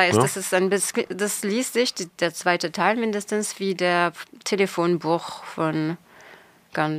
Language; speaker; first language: German; non-native, fluent; French